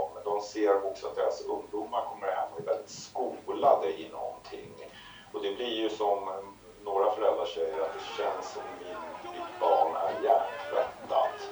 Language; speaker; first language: Swedish; native; Swedish